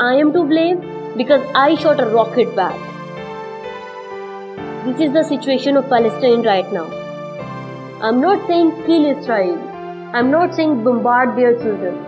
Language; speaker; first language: English; non-native, local second language; Urdu